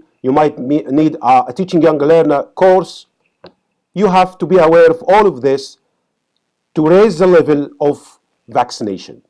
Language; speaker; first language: English; non-native, fluent; Arabic